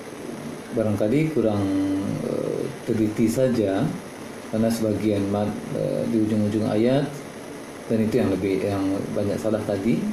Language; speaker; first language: Indonesian; native; Indonesian